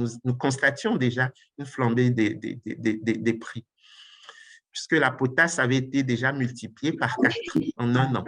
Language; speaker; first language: French; non-native, local second language; Ewe